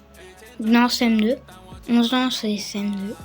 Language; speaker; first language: French; native; French